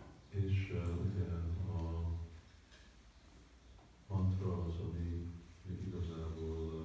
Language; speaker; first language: Hungarian; early bilingual, heritage; Hungarian